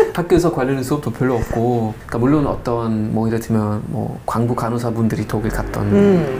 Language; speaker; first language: Korean; non-native, fluent; German